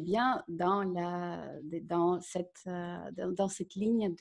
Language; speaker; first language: French; non-native, fluent; Russian